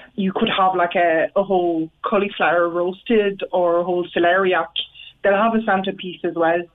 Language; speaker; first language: English; non-native, fluent; French